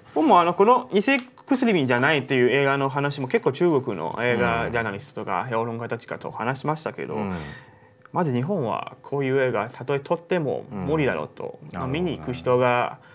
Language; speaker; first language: Japanese; non-native, fluent; Chinese